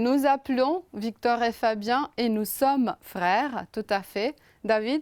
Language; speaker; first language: French; non-native, fluent; Romanian